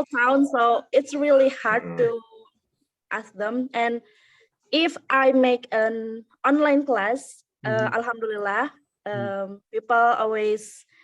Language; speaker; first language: English; non-native, learner; Indonesian